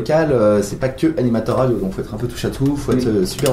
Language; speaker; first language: French; native; French